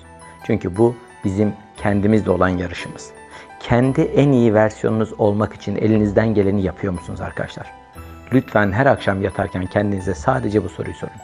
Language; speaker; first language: Turkish; native; Turkish